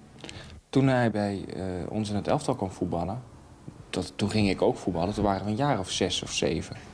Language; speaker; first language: Dutch; native; Dutch